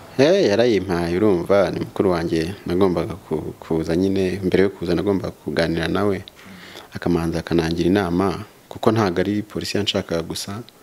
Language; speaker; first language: Kinyarwanda; native; Kinyarwanda